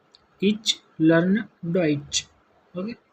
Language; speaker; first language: German; non-native, learner; Gujarati